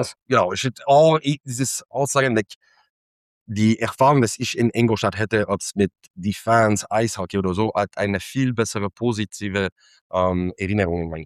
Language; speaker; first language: German; non-native, fluent; English